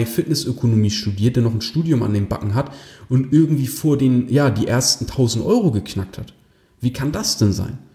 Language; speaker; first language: German; native; German